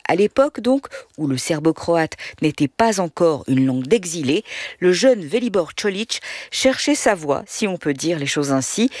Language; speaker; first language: French; native; French